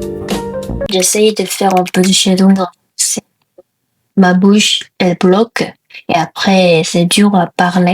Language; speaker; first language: French; non-native, fluent; Korean